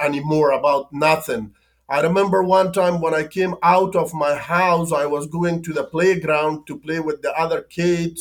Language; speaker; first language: English; non-native, fluent; Persian